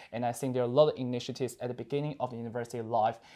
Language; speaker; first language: English; non-native, fluent; Chinese